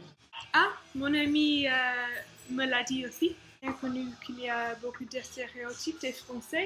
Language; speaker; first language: French; non-native, learner; English